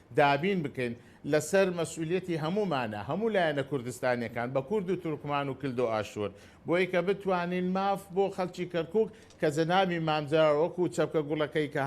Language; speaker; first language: Central Kurdish; non-native, local second language; Azerbaijani